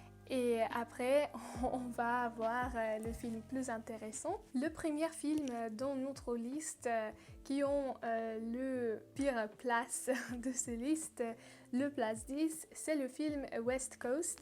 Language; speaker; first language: French; non-native, learner; Russian